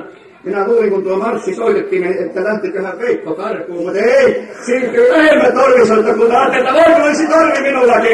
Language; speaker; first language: Finnish; native; Finnish